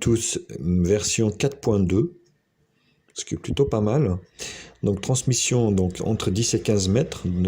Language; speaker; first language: French; native; French